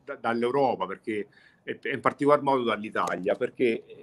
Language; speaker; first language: Italian; native; Italian